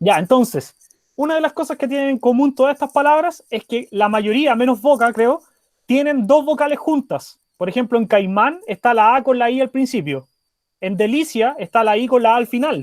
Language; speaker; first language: Spanish; native; Spanish